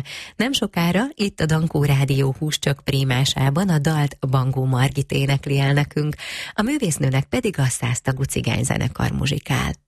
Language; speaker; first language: Hungarian; native; Hungarian